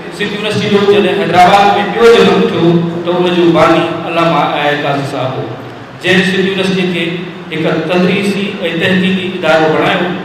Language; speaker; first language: Sindhi; native; Sindhi